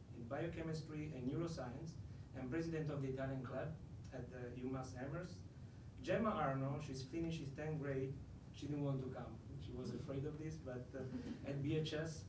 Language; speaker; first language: English; non-native, fluent; Italian